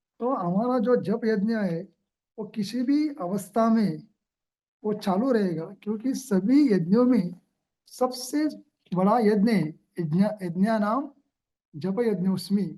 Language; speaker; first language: Hindi; non-native, local second language; Marathi